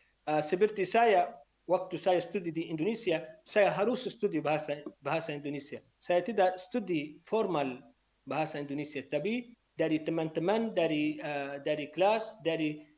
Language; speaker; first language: Indonesian; non-native, learner; Arabic